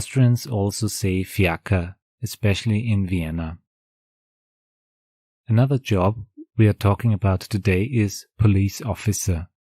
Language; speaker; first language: English; non-native, fluent; German